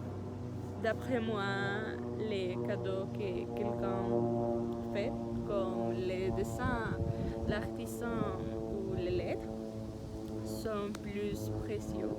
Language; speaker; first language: French; non-native, learner; Spanish